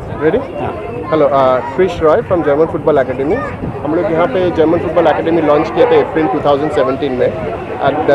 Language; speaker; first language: Hindi; non-native, local second language; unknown